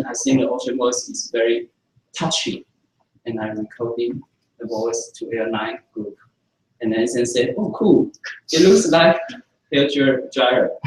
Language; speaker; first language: English; non-native, fluent; Chinese